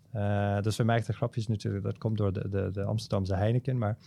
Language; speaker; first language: Dutch; non-native, fluent; English